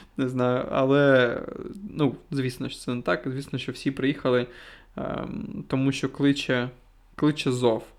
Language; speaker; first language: Ukrainian; non-native, local second language; Russian